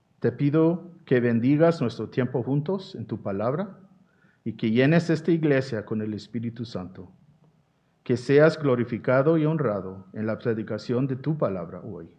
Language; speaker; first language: Spanish; non-native, fluent; English